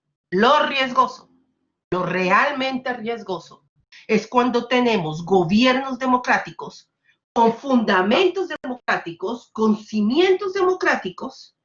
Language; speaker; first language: Spanish; native; Spanish